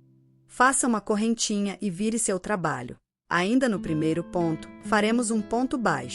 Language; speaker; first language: Portuguese; native; Portuguese